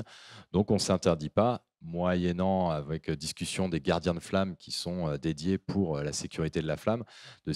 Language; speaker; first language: French; native; French